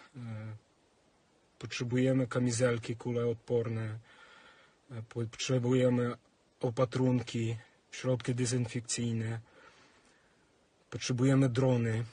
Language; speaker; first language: Polish; non-native, fluent; Ukrainian